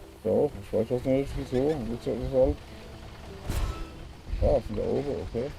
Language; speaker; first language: German; native; German